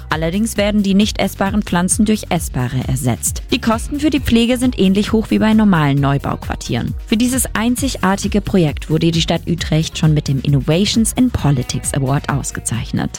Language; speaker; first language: German; native; German